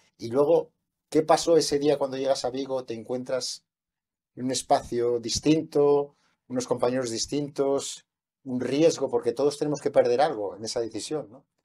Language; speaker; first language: Spanish; native; Spanish